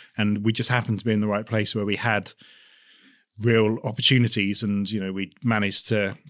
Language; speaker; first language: English; native; English